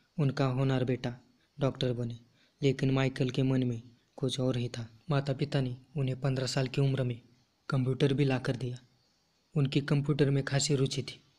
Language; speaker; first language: Hindi; non-native, local second language; Marathi